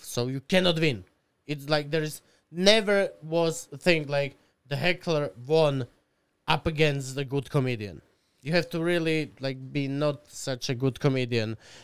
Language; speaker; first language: English; non-native, fluent; Slovak